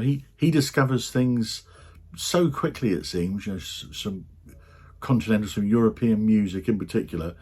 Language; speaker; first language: English; native; English